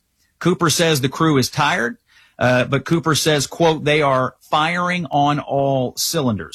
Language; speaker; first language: English; native; English